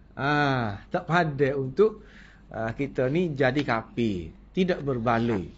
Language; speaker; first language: Malay; native; Malay